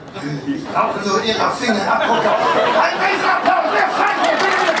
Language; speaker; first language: German; non-native, fluent; English